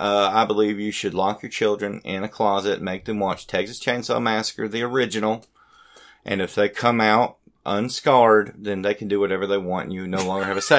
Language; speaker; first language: English; native; English